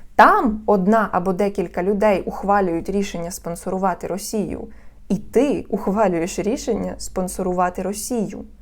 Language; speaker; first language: Ukrainian; non-native, local second language; Russian